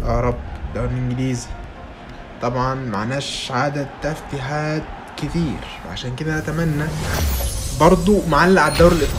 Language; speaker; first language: Arabic; native; Arabic